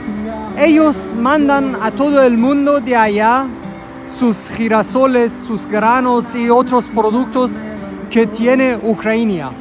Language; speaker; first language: Spanish; non-native, learner; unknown